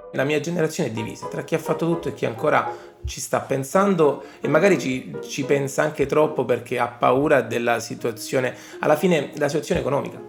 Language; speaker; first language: Italian; native; Italian